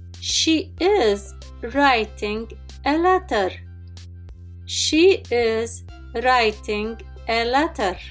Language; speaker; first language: English; non-native, fluent; Arabic